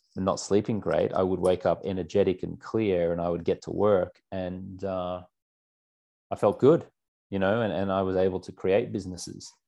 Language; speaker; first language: English; native; English